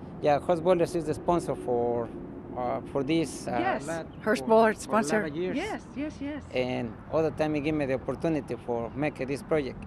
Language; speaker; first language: English; non-native, learner; Spanish